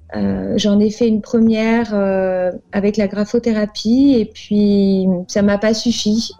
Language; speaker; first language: French; native; French